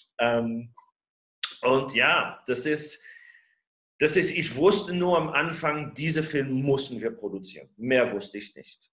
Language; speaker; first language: German; non-native, fluent; French